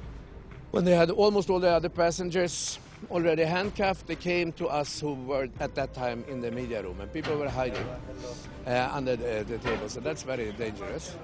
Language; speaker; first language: English; non-native, fluent; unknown